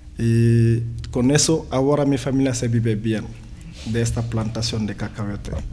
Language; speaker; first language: Spanish; non-native, learner; Wolof